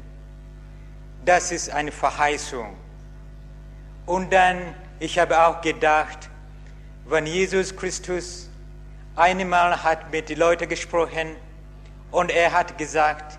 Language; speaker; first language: German; non-native, learner; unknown